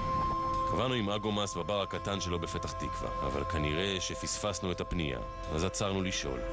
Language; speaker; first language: Hebrew; native; Hebrew